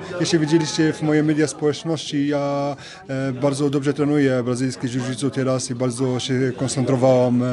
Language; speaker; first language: Polish; non-native, fluent; French